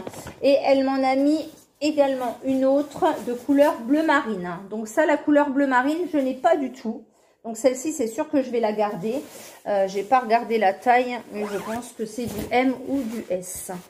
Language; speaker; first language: French; native; French